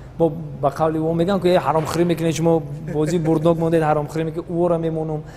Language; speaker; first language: Tajik; native; Tajik